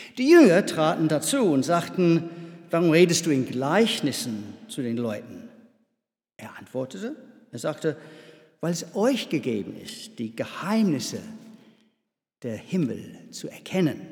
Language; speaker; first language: German; non-native, fluent; English